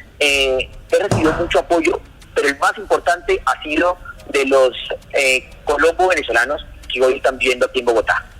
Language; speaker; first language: Spanish; native; Spanish